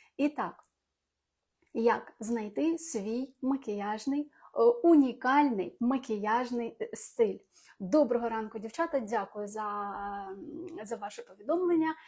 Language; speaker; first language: Ukrainian; non-native, local second language; Russian